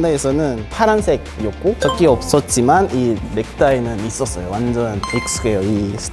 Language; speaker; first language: Korean; non-native, fluent; Kinyarwanda